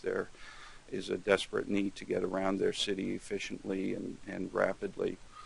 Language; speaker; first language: English; native; English